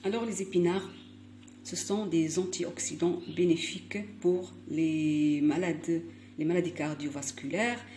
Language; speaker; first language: French; non-native, local second language; Arabic